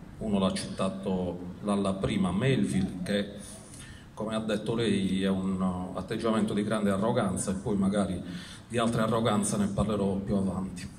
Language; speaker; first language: Italian; native; Italian